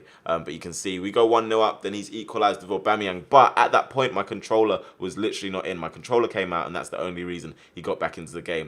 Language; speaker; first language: English; native; English